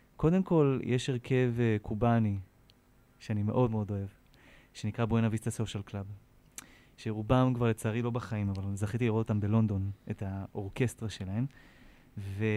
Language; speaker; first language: Hebrew; native; Hebrew